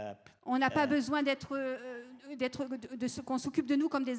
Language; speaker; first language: French; native; French